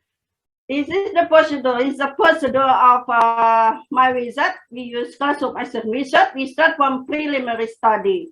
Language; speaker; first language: English; non-native, fluent; Indonesian